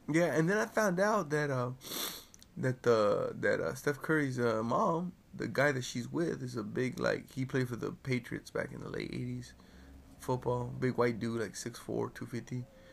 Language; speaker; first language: English; early bilingual, other home language; Spanish